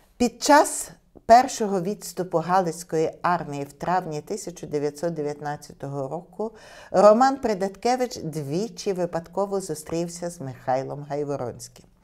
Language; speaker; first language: Ukrainian; native; Ukrainian